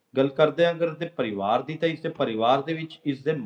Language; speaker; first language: Hindi; non-native, local second language; Punjabi